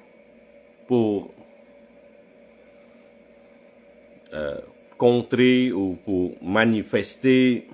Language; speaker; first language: French; non-native, fluent; Khmer